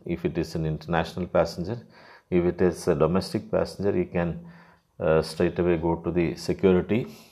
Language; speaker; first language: English; non-native, local second language; Malayalam